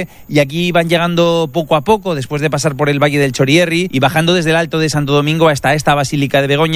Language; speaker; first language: Spanish; native; Spanish